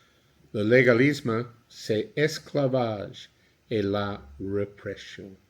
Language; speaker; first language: French; non-native, learner; English